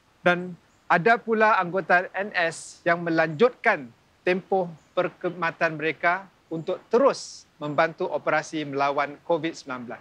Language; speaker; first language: Malay; native; Malay